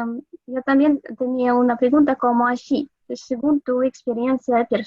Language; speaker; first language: Spanish; non-native, fluent; Russian